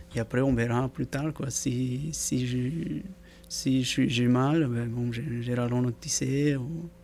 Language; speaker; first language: French; non-native, fluent; Spanish